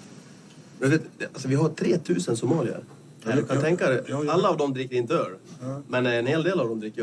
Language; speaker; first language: Swedish; native; Swedish